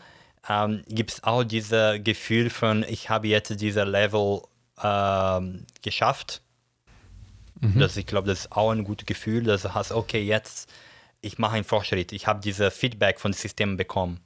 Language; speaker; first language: German; non-native, fluent; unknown